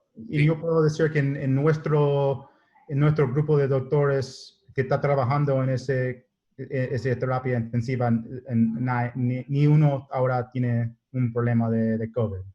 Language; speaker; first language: Spanish; non-native, learner; English